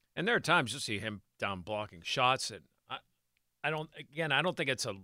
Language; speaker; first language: English; native; English